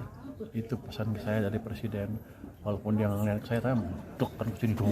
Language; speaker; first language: Indonesian; native; Indonesian